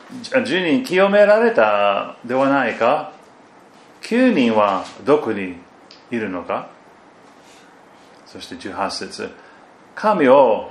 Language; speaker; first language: Japanese; non-native, fluent; German